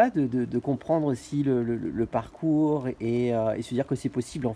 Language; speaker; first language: French; native; French